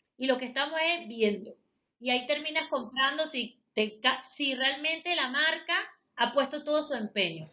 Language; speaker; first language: Spanish; native; Spanish